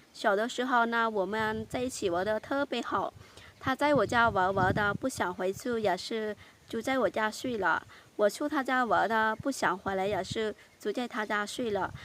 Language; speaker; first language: Chinese; non-native, fluent; Lao